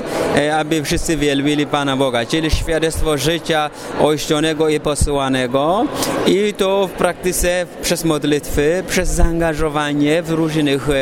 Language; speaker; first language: Polish; non-native, fluent; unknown